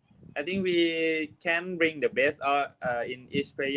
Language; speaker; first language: English; non-native, learner; Thai